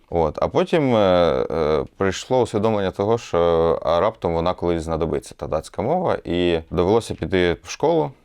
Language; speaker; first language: Ukrainian; native; Ukrainian